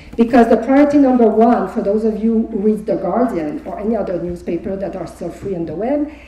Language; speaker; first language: English; non-native, fluent; French